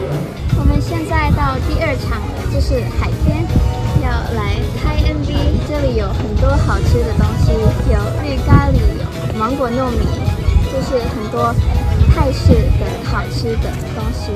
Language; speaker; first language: Chinese; non-native, fluent; Thai